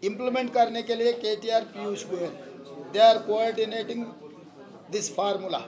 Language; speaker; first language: Hindi; non-native, local second language; Telugu